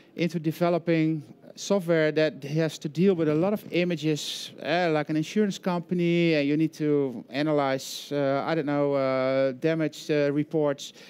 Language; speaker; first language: English; non-native, fluent; Dutch